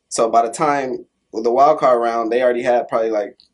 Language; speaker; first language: English; native; English